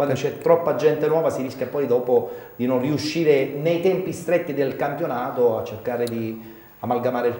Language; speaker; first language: Italian; native; Italian